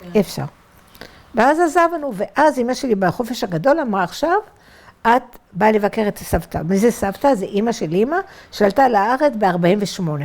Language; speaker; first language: Hebrew; non-native, fluent; French